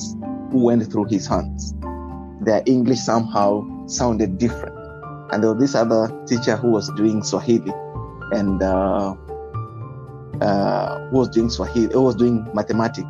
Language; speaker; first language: English; non-native, local second language; Luyia